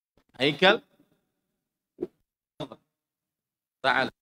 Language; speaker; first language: Arabic; non-native, fluent; Indonesian